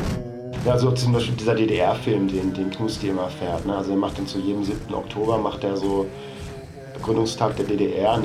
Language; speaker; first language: German; native; German